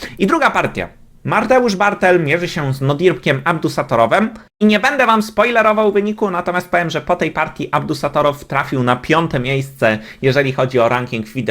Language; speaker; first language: Polish; native; Polish